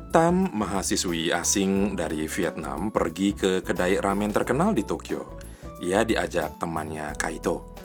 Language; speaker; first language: Indonesian; native; Indonesian